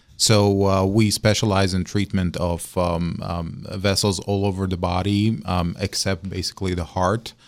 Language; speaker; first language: English; non-native, fluent; Arabic